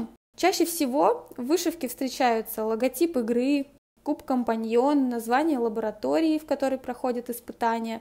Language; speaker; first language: Russian; native; Russian